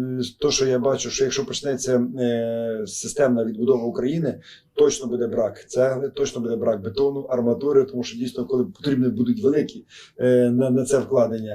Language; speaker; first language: Ukrainian; native; Ukrainian